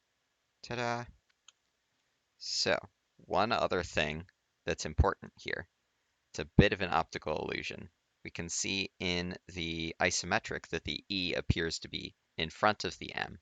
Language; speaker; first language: English; native; English